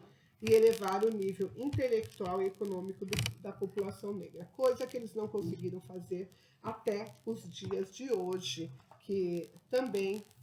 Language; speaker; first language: Portuguese; native; Portuguese